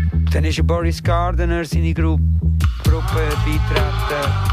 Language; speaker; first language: German; native; German